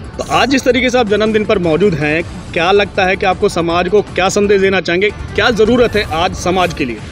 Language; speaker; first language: Hindi; native; Hindi